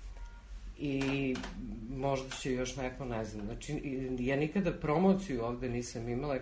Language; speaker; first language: Serbian; native; Serbian